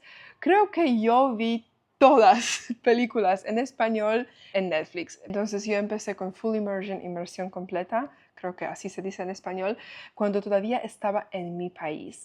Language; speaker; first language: Spanish; non-native, fluent; Polish